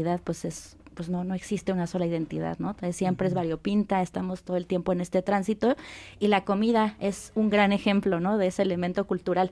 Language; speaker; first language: Spanish; native; Spanish